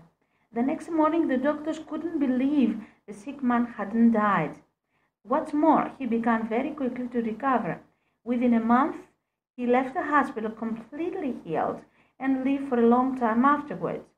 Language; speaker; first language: English; non-native, fluent; Greek